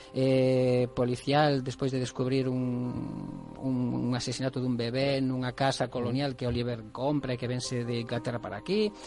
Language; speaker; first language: Galician; native; Galician